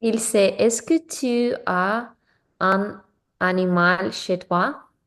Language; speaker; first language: French; non-native, learner; English